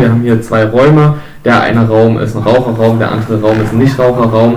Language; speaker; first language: German; native; German